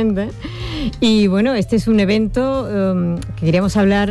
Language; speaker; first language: Spanish; native; Spanish